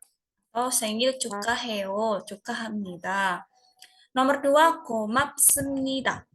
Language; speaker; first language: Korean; non-native, fluent; Indonesian